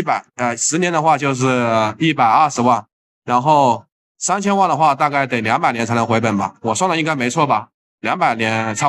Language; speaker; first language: Chinese; native; Chinese